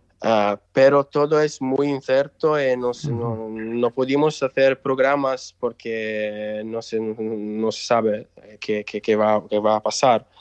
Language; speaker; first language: Spanish; non-native, local second language; Italian